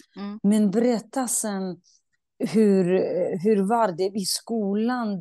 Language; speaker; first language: Swedish; non-native, fluent; Kurdish